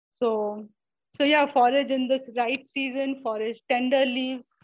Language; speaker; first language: English; non-native, local second language; Malayalam